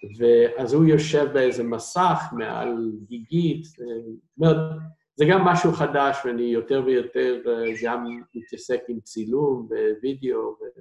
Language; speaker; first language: Hebrew; non-native, fluent; English